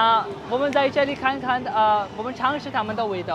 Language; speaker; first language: Chinese; non-native, fluent; Urdu